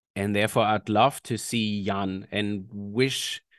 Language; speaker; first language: English; non-native, fluent; German